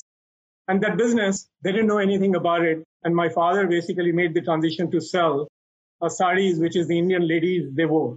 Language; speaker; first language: English; non-native, local second language; Hindi